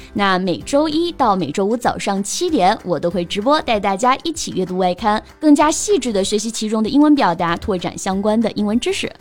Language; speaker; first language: Chinese; native; Chinese